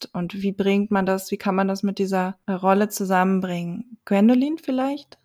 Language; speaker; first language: German; native; German